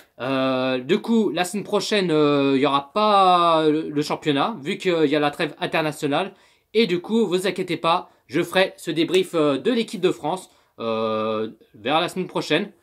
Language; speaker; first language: French; native; French